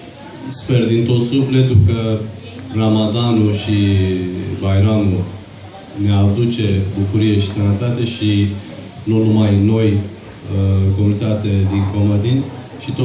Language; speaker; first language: Romanian; non-native, fluent; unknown